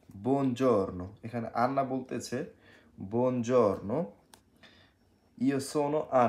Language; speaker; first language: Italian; non-native, fluent; Bangla